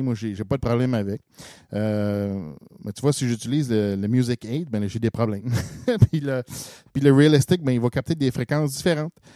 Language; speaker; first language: French; native; French